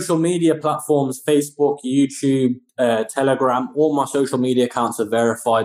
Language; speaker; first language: English; native; English